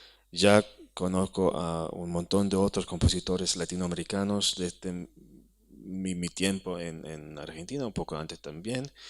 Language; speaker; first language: Spanish; non-native, fluent; Hebrew